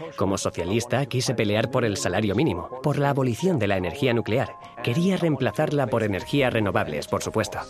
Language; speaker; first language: Spanish; non-native, fluent; German